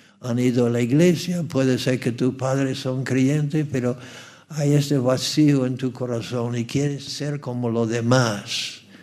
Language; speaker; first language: Spanish; non-native, fluent; English